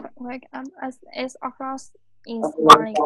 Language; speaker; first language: English; non-native, learner; Vietnamese